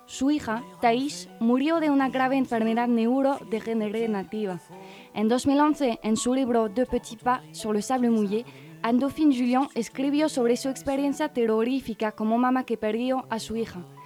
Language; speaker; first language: Spanish; non-native, fluent; French